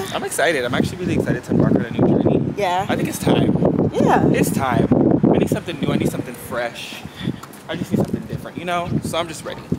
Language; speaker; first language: English; native; English